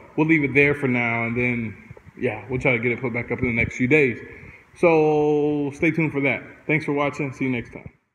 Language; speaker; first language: English; native; English